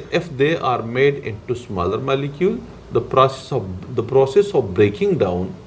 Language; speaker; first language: English; non-native, local second language; Urdu